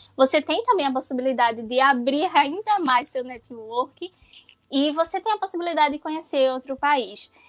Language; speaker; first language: Portuguese; native; Portuguese